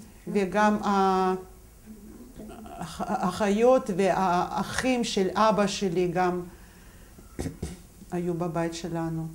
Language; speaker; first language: Hebrew; non-native, fluent; Russian